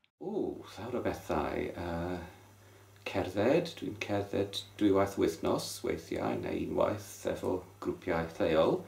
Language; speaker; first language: Welsh; non-native, local second language; English